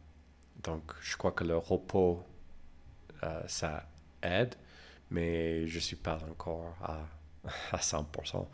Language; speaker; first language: French; non-native, fluent; English